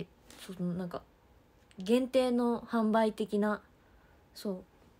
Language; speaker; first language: Japanese; native; Japanese